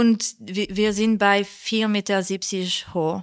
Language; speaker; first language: German; non-native, learner; French